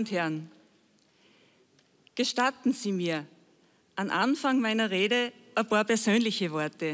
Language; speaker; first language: German; native; German